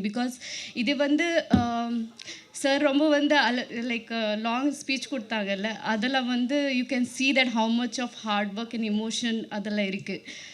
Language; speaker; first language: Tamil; non-native, learner; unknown